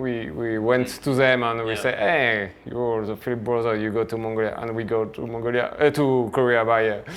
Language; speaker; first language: English; non-native, fluent; French